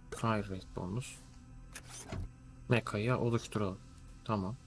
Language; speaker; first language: Turkish; native; Turkish